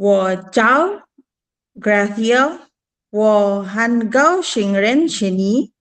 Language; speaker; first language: Chinese; non-native, learner; Filipino